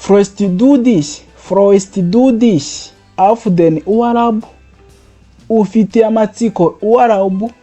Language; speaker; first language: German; non-native, fluent; Kinyarwanda